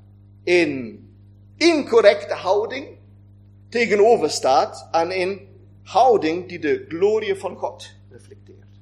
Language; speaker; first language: Dutch; non-native, fluent; German